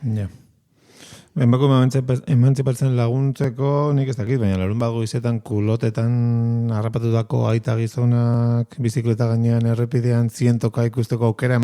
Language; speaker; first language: Basque; native; Basque